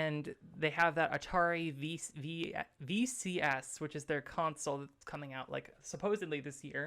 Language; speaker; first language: English; native; English